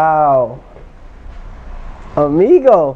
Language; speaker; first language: Spanish; non-native, learner; English